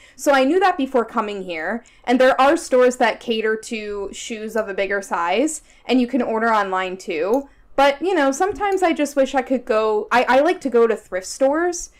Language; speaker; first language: English; native; English